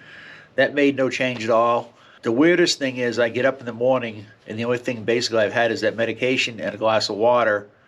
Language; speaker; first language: English; native; English